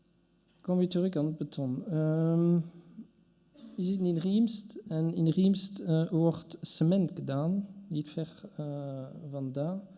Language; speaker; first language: Dutch; non-native, local second language; French